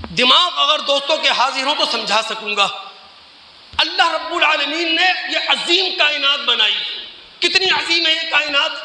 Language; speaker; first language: Urdu; native; Urdu